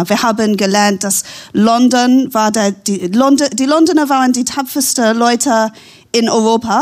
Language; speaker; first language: German; non-native, fluent; English